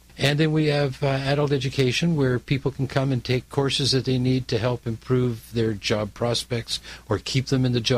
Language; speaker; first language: English; native; English